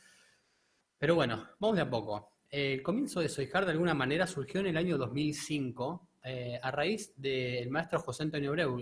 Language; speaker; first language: Spanish; native; Spanish